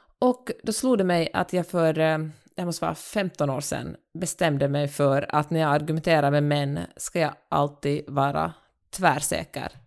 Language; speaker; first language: Swedish; native; Swedish